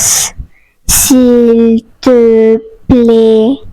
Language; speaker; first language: French; non-native, fluent; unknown